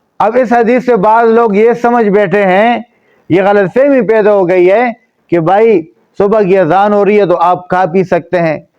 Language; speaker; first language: Urdu; non-native, local second language; Pashto